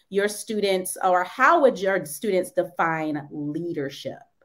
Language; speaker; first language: English; native; English